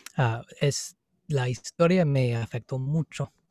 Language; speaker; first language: Spanish; non-native, fluent; English